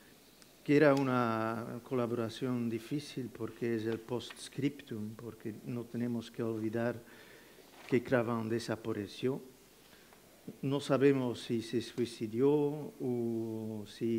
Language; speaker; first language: Spanish; non-native, fluent; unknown